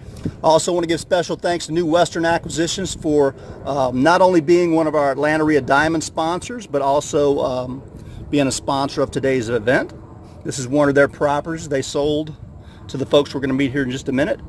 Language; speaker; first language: English; native; English